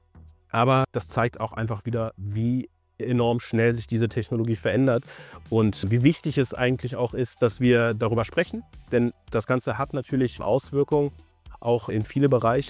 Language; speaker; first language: German; native; German